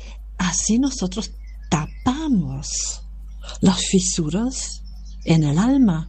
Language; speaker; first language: Spanish; non-native, fluent; German